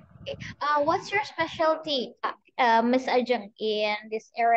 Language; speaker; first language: English; non-native, fluent; Indonesian